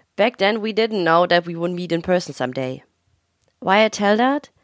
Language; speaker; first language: English; non-native, fluent; German